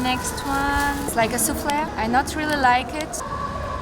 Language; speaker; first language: English; non-native, learner; Russian